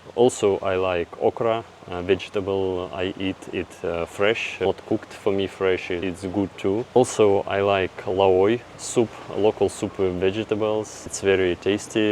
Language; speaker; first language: English; non-native, fluent; Russian